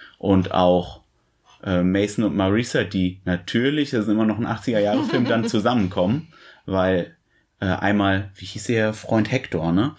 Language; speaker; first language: German; native; German